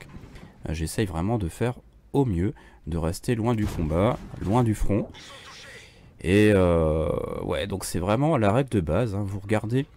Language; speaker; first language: French; native; French